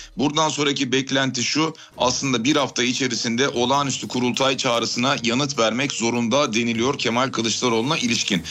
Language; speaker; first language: Turkish; native; Turkish